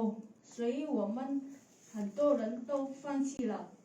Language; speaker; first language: Chinese; non-native, learner; Vietnamese